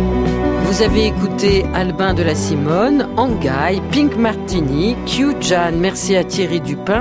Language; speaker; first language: French; native; French